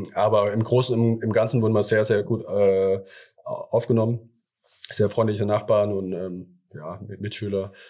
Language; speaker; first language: German; early bilingual, other home language; Thai